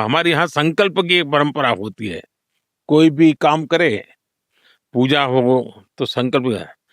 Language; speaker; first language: Hindi; non-native, local second language; Gujarati